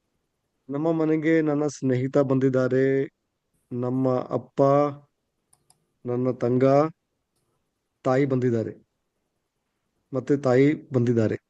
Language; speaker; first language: Kannada; non-native, learner; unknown